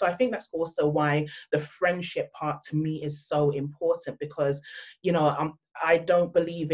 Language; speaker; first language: English; native; English